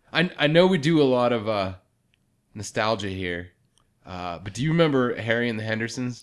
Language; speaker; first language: English; native; English